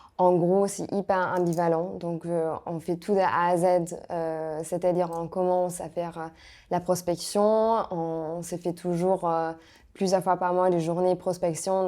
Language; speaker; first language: French; non-native, fluent; German